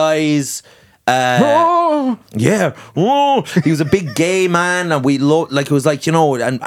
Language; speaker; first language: English; native; English